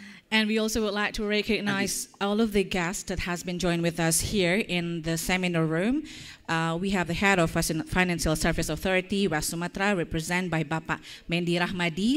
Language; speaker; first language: English; non-native, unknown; Indonesian